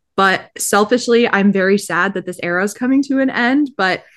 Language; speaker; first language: English; native; English